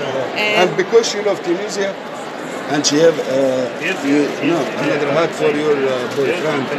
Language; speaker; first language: English; non-native, learner; Arabic